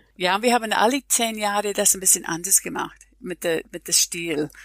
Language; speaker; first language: German; non-native, learner; English